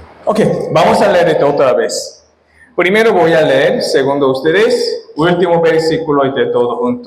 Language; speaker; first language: Spanish; non-native, fluent; Korean